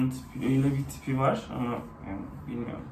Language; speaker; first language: Turkish; non-native, learner; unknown